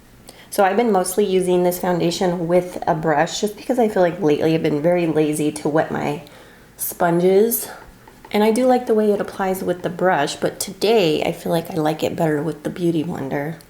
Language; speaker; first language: English; native; English